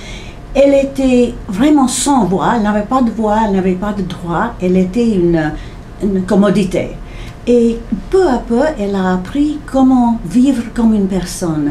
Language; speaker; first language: French; non-native, fluent; English